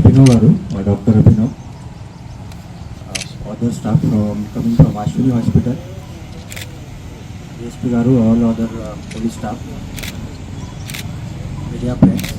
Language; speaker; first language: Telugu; non-native, learner; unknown